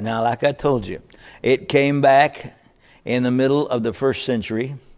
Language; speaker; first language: English; native; English